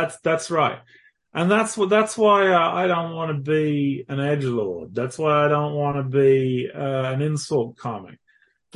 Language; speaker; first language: English; native; English